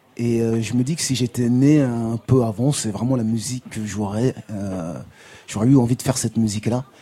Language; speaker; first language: French; native; French